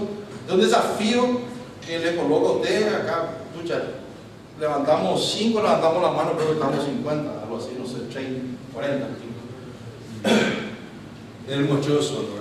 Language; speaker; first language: Spanish; native; Spanish